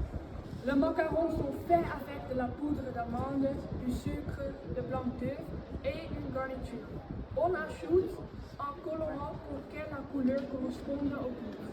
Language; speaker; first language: French; non-native, learner; Dutch